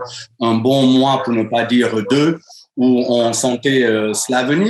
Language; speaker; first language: French; native; French